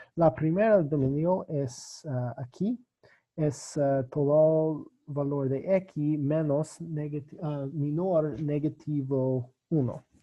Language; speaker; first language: Spanish; non-native, learner; English